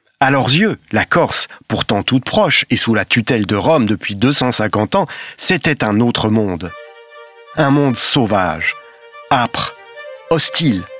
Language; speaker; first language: French; native; French